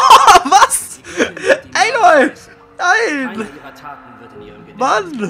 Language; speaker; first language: German; native; German